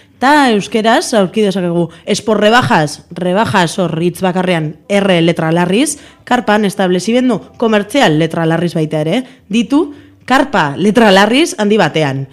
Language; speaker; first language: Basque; non-native, local second language; Spanish